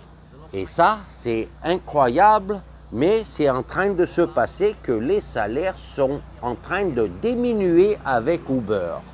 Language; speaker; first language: French; non-native, fluent; English